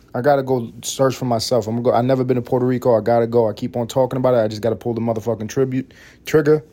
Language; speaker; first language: English; early bilingual, other home language; Spanish